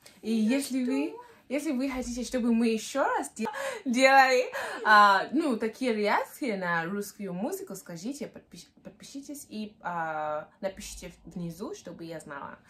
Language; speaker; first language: Russian; non-native, learner; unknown